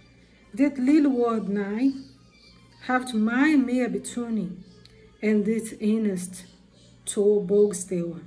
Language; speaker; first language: Danish; non-native, learner; Portuguese